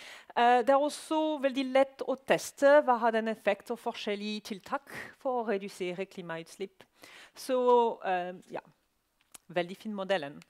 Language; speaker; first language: Norwegian; non-native, learner; French